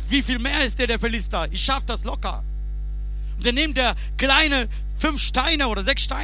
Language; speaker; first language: German; non-native, learner; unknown